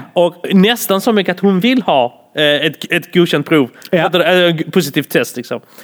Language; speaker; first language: Swedish; early bilingual, other home language; Polish